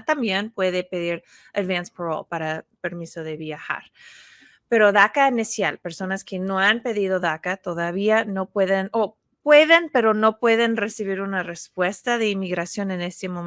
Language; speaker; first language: Spanish; non-native, fluent; English